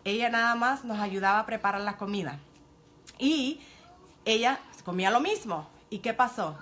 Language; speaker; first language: Spanish; early bilingual, heritage; Spanish